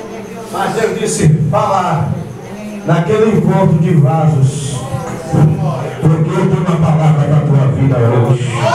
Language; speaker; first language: Portuguese; native; Portuguese